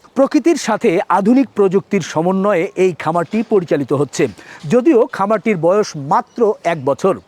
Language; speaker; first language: Bangla; native; Bangla